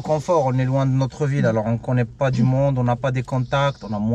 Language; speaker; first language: French; non-native, local second language; Arabic